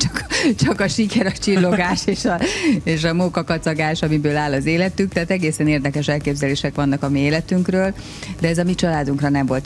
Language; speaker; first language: Hungarian; native; Hungarian